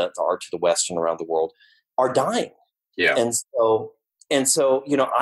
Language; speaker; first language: English; native; English